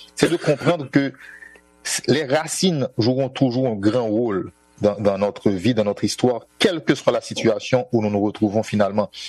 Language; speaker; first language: French; non-native, local second language; Haitian Creole